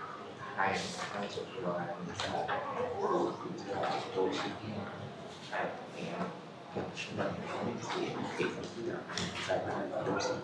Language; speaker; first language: Chinese; non-native, learner; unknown